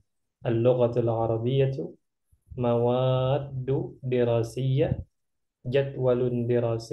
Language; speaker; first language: Arabic; non-native, fluent; Indonesian